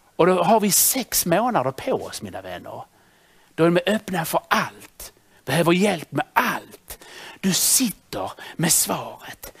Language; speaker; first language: Swedish; native; Swedish